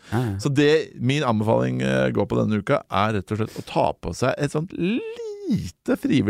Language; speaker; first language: Norwegian; native; Norwegian